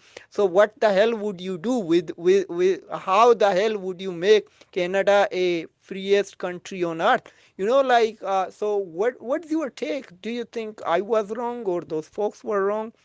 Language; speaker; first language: English; non-native, fluent; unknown